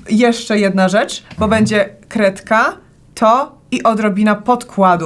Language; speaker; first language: Polish; native; Polish